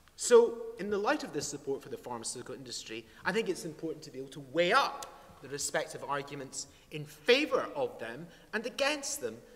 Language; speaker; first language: English; native; English